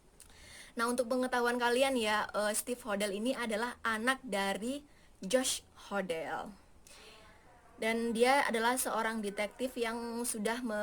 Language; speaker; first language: Indonesian; native; Indonesian